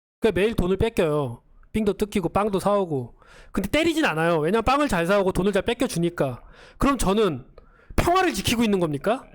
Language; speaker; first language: Korean; native; Korean